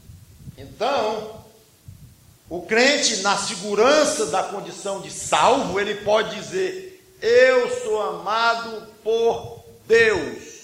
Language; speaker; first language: Portuguese; native; Portuguese